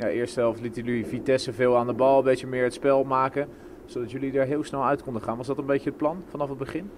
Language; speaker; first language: Dutch; native; Dutch